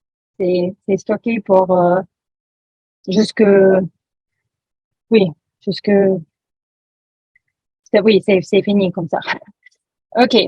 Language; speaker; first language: French; non-native, learner; English